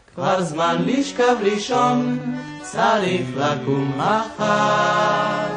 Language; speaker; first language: Hebrew; native; Hebrew